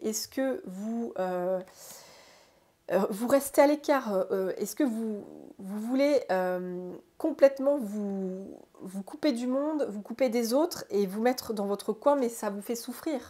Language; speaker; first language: French; native; French